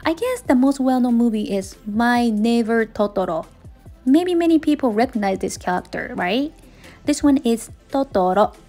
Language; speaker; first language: English; non-native, fluent; Japanese